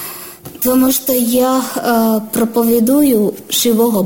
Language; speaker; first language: Ukrainian; non-native, learner; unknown